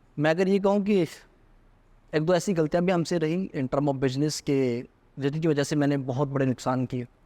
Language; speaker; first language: Hindi; native; Hindi